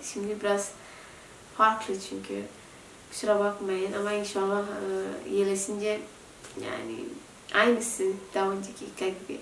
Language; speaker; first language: Turkish; non-native, learner; Indonesian